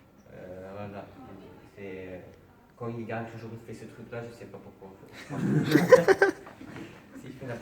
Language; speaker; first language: French; non-native, fluent; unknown